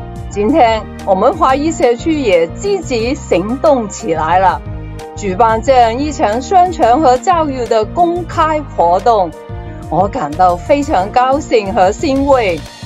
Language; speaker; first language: Chinese; native; Chinese